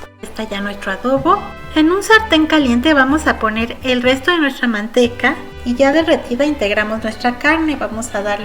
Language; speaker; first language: Spanish; native; Spanish